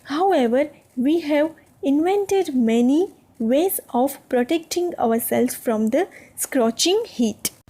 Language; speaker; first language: English; non-native, local second language; Gujarati